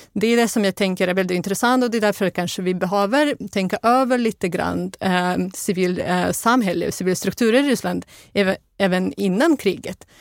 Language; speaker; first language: Swedish; non-native, fluent; Russian